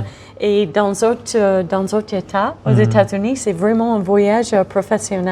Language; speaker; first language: French; non-native, fluent; English